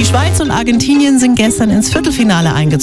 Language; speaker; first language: German; native; German